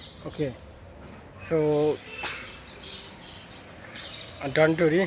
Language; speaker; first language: English; non-native, learner; Bangla